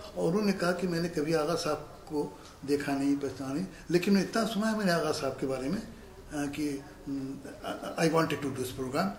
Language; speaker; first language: Urdu; native; Urdu